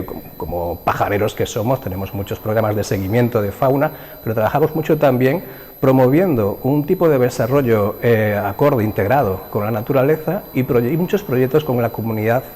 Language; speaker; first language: Spanish; native; Spanish